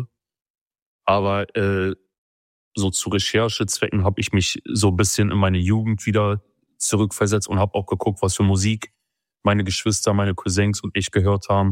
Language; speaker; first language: German; early bilingual, other home language; Kurdish